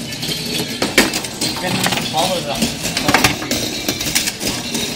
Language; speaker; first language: Dutch; early bilingual, other home language; Turkish